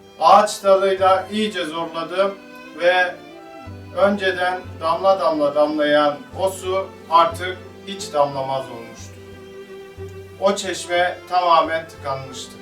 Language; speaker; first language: Turkish; native; Turkish